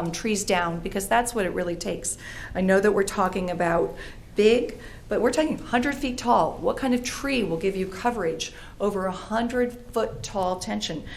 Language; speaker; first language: English; native; English